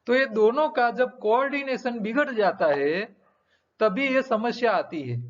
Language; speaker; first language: Hindi; non-native, local second language; Gujarati